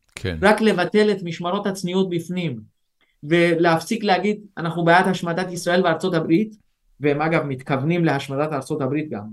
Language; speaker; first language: Hebrew; early bilingual, other home language; Persian